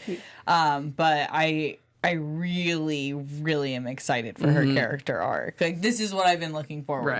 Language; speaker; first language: English; native; English